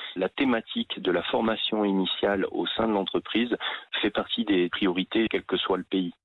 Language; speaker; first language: French; native; French